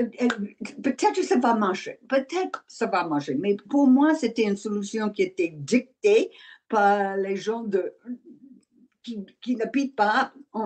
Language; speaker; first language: French; non-native, learner; English